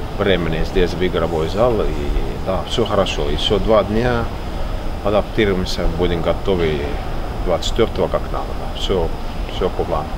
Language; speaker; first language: Russian; non-native, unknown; Finnish